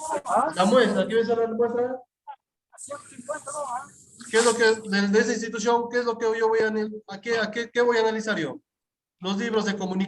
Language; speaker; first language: Spanish; native; Spanish